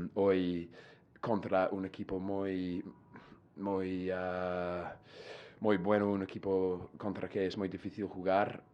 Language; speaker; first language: Spanish; non-native, fluent; English